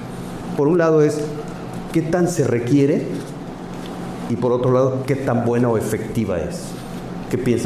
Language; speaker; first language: Spanish; native; Spanish